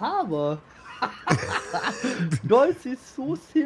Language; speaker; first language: German; non-native, learner; Dutch